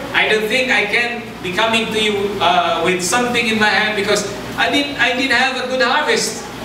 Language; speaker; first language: English; non-native, local second language; Chavacano